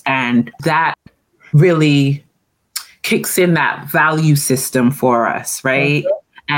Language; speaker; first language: English; native; English